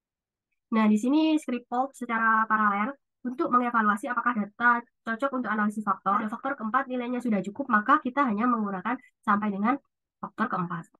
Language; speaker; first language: Indonesian; native; Indonesian